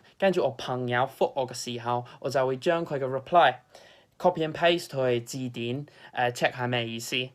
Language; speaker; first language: Cantonese; non-native, fluent; English